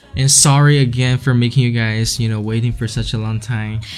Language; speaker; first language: English; non-native, fluent; Chinese